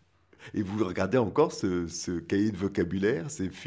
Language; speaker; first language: French; native; French